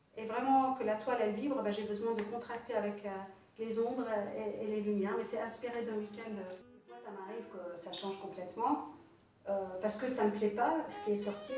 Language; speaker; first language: French; non-native, local second language; Arabic